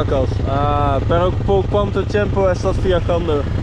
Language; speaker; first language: Spanish; non-native, learner; Dutch